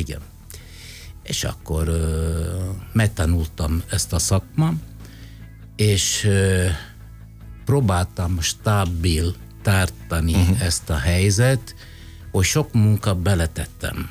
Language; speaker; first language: Hungarian; non-native, fluent; Italian